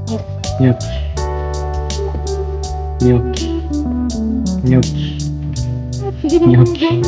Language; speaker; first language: Japanese; native; Japanese